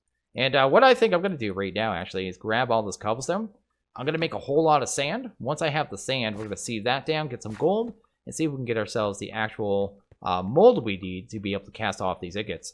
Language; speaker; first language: English; native; English